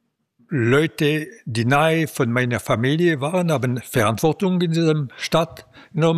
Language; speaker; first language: German; non-native, local second language; French